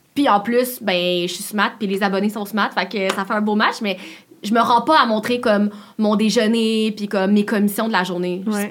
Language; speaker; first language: French; native; French